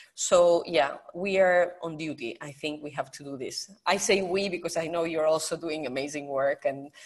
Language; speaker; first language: English; non-native, fluent; Spanish